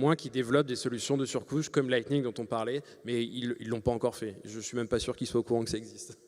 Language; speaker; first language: French; native; French